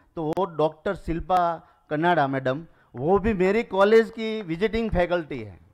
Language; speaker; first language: Hindi; non-native, local second language; Gujarati